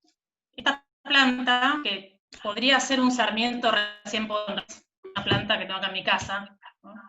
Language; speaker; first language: Spanish; native; Spanish